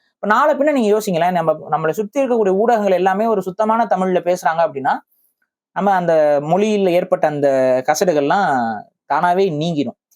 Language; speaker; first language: Tamil; native; Tamil